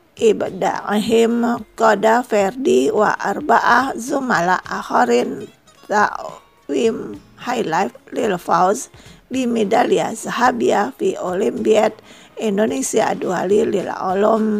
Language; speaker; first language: Arabic; non-native, learner; Indonesian